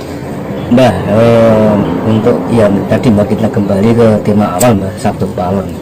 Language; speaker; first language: Indonesian; native; Indonesian